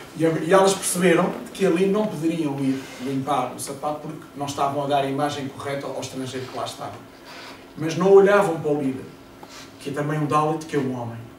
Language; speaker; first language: Portuguese; native; Portuguese